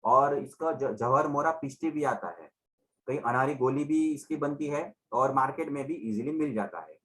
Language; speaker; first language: Hindi; non-native, local second language; Gujarati